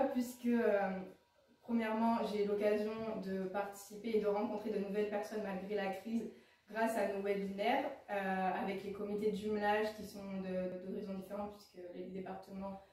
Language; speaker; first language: French; native; French